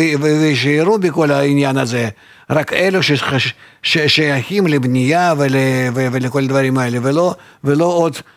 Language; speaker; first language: Hebrew; non-native, fluent; Russian